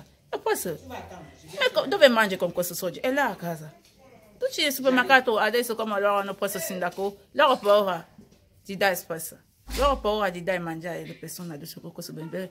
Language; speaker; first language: Italian; non-native, learner; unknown